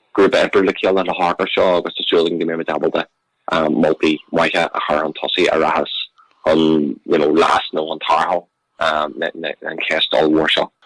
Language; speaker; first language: Irish; non-native, local second language; English